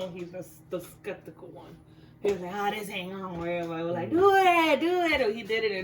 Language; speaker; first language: English; native; English